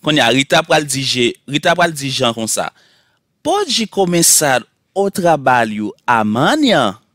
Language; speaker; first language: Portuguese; non-native, learner; Haitian Creole